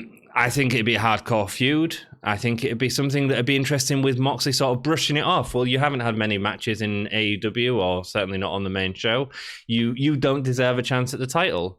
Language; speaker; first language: English; native; English